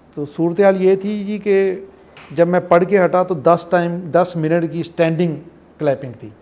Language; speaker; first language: Urdu; non-native, local second language; Punjabi